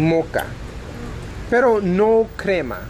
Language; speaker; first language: Spanish; non-native, learner; English